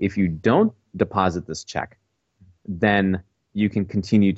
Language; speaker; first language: English; native; English